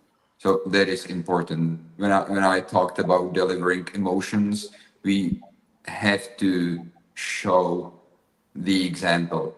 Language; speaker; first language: English; non-native, fluent; Czech